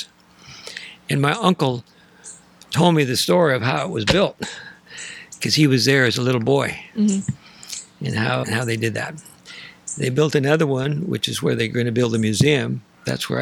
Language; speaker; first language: English; native; English